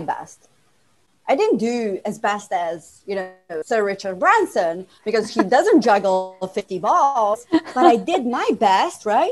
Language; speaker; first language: English; non-native, fluent; Slovenian